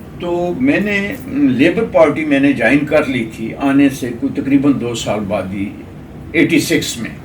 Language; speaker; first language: Urdu; non-native, local second language; Pahari-Potwari